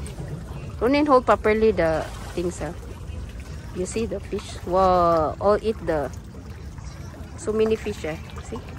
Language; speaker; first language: English; non-native, local second language; Filipino